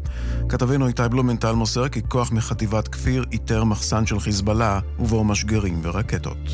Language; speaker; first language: Hebrew; native; Hebrew